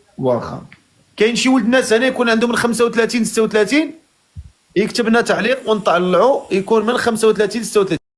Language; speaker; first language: Arabic; native; Arabic